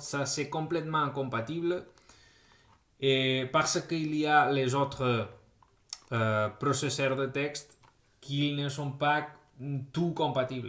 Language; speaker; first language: French; non-native, fluent; Spanish